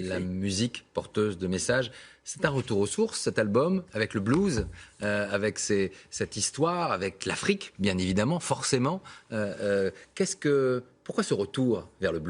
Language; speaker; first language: French; native; French